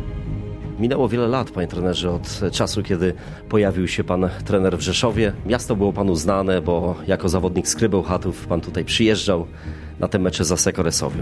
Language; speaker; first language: Polish; native; Polish